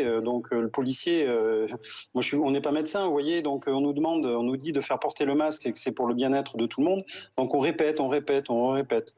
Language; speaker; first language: French; native; French